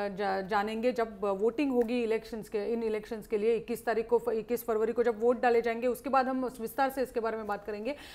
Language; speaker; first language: Hindi; non-native, local second language; Marathi